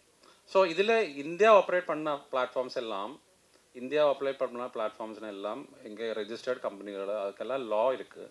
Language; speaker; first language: Tamil; non-native, fluent; Malayalam